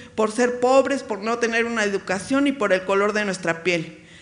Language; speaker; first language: Spanish; native; Spanish